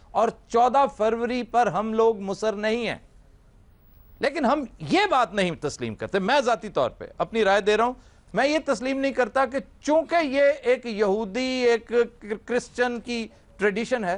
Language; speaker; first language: Urdu; native; Urdu